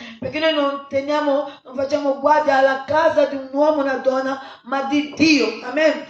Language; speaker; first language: Italian; non-native, fluent; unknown